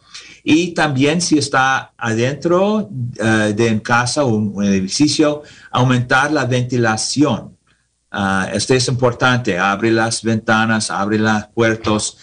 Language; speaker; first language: Spanish; non-native, learner; English